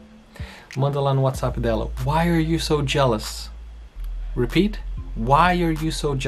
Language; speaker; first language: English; non-native, fluent; Portuguese